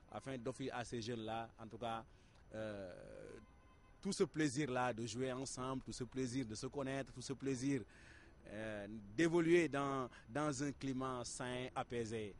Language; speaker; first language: French; non-native, local second language; Wolof